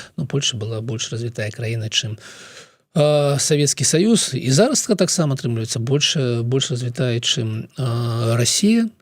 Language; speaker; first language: Belarusian; non-native, local second language; Russian